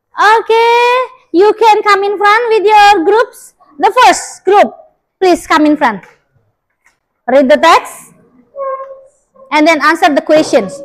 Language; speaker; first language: English; non-native, learner; Indonesian